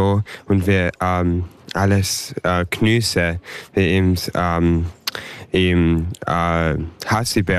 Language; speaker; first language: German; early bilingual, heritage; English